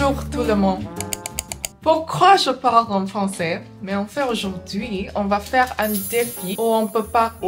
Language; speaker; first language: French; non-native, learner; English